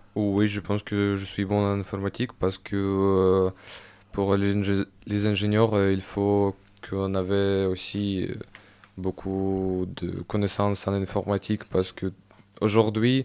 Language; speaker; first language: French; non-native, fluent; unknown